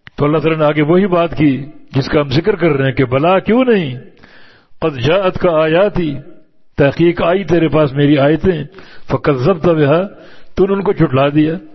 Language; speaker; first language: Urdu; native; Urdu